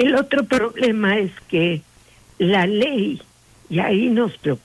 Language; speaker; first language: Spanish; native; Spanish